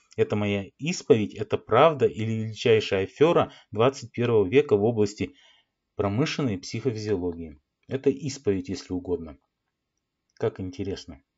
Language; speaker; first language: Russian; native; Russian